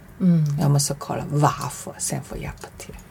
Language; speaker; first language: Swedish; non-native, learner; Chinese